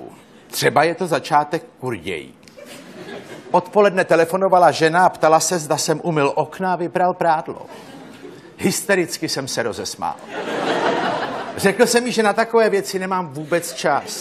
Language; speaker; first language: Czech; native; Czech